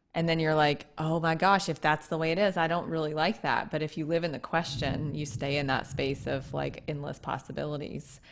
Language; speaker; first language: English; native; English